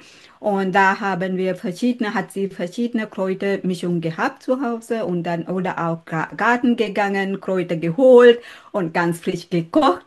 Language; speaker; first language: German; non-native, fluent; Sinhala